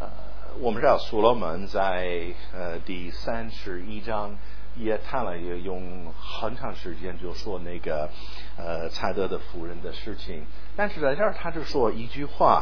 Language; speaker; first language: Chinese; non-native, fluent; English